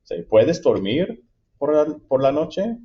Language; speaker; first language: Spanish; non-native, fluent; English